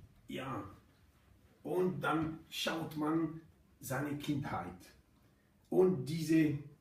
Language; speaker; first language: German; non-native, fluent; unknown